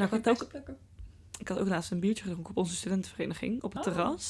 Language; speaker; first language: Dutch; native; Dutch